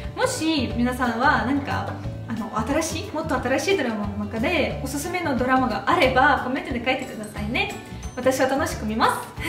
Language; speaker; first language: Japanese; non-native, fluent; Russian